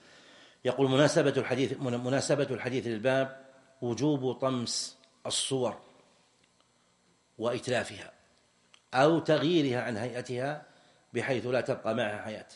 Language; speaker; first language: Arabic; native; Arabic